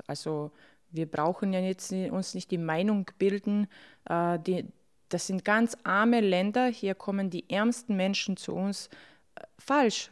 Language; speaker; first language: German; early bilingual, other home language; Bosnian